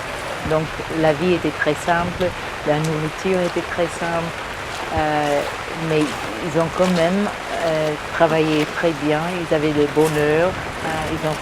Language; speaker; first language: French; early bilingual, heritage; English